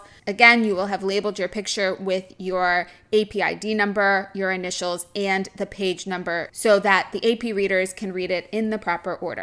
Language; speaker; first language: English; native; English